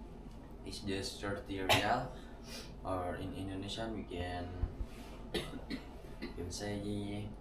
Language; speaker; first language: English; non-native, learner; Indonesian